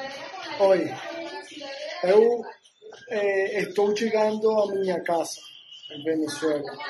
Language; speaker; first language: Portuguese; non-native, learner; Spanish